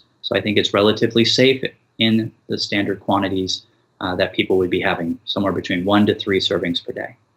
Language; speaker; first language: English; native; English